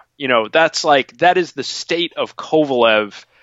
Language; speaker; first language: English; native; English